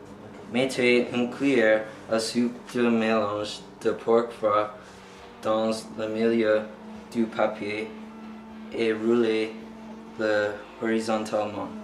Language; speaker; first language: French; non-native, learner; English